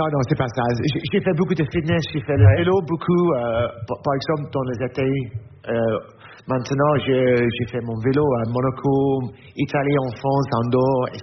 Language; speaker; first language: French; non-native, learner; English